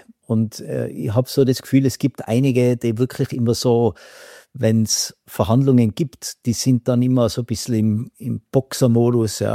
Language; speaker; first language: German; native; German